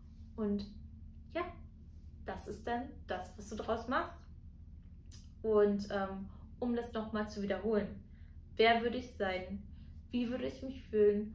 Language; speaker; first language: German; native; German